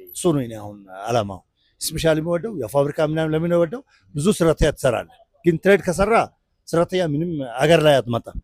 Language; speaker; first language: Amharic; non-native, local second language; Somali